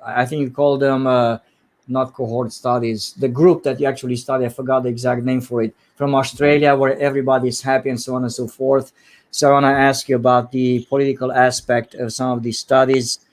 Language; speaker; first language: English; non-native, fluent; Romanian